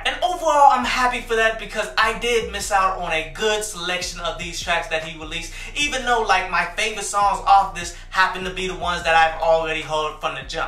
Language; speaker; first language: English; native; English